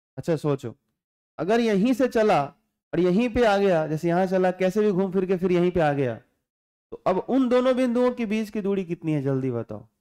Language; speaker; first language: Hindi; non-native, local second language; Bhojpuri